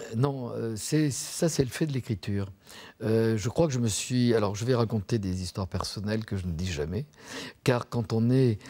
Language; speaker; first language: French; native; French